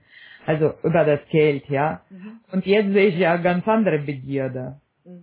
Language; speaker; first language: German; non-native, fluent; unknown